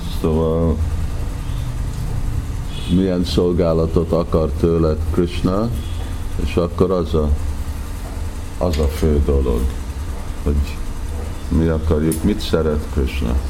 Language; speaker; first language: Hungarian; early bilingual, heritage; Hungarian